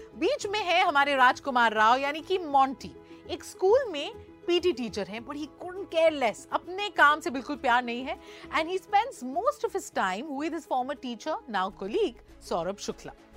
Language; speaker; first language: Hindi; native; Hindi